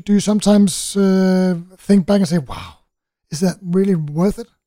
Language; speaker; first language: English; non-native, fluent; Danish